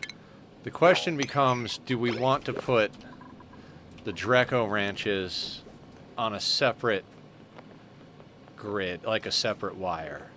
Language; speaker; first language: English; native; English